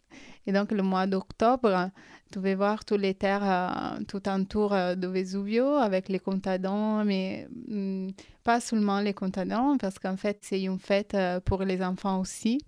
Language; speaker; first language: French; non-native, fluent; Italian